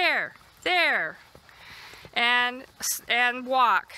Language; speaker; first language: English; native; English